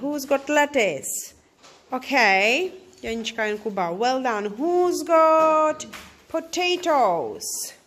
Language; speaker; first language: English; non-native, fluent; Czech